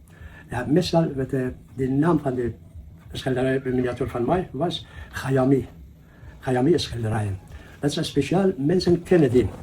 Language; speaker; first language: Dutch; non-native, learner; Persian